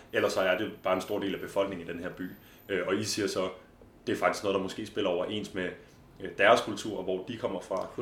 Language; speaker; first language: Danish; native; Danish